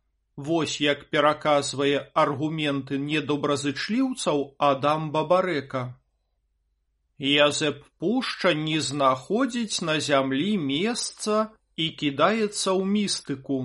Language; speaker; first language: Belarusian; native; Belarusian